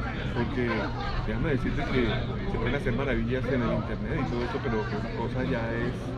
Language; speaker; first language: Spanish; native; Spanish